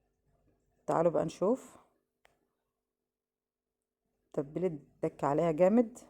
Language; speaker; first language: Arabic; native; Arabic